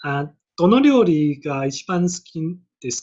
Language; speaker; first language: Japanese; non-native, learner; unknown